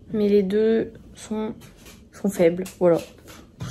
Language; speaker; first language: French; native; French